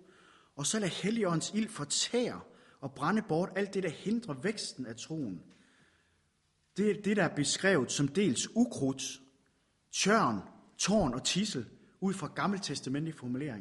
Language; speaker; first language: Danish; native; Danish